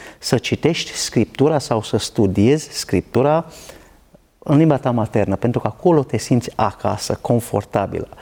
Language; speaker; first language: Romanian; non-native, local second language; Hungarian